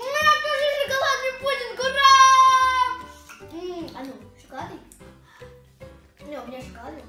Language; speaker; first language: Russian; native; Russian